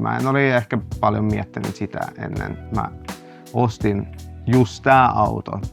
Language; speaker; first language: Finnish; non-native, local second language; Swedish